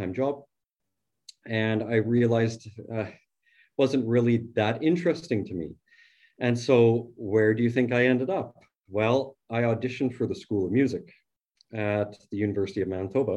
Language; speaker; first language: English; native; English